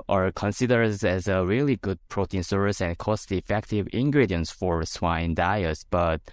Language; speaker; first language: English; non-native, fluent; Korean